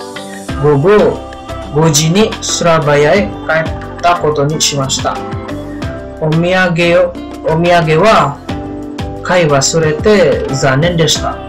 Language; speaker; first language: Japanese; non-native, learner; Indonesian